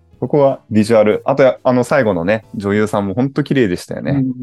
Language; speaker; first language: Japanese; native; Japanese